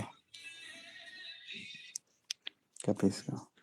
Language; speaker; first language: Italian; non-native, learner; Bangla